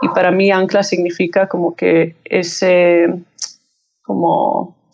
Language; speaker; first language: Spanish; early bilingual, heritage; English